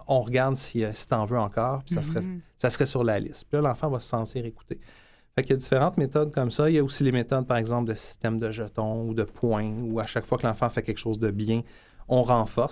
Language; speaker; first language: French; native; French